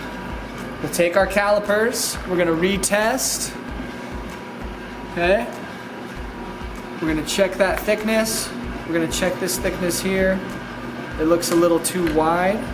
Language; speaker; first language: English; native; English